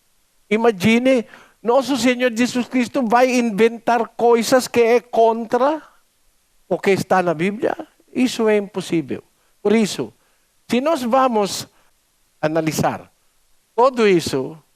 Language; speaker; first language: Portuguese; non-native, learner; Filipino